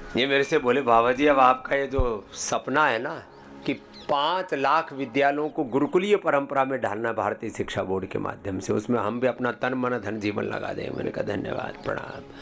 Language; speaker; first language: Hindi; native; Hindi